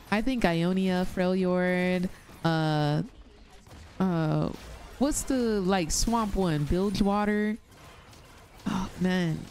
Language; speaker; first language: English; native; English